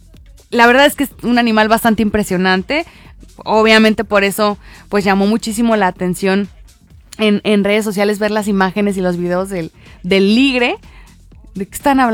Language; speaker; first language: Spanish; native; Spanish